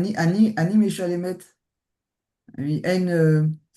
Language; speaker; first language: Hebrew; non-native, learner; French